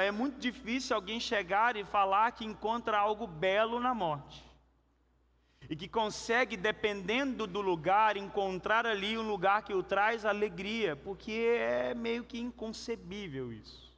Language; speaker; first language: Portuguese; native; Portuguese